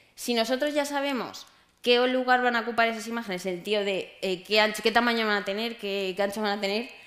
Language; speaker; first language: Spanish; native; Spanish